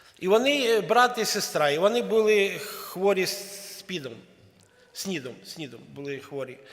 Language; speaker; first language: Ukrainian; non-native, local second language; Russian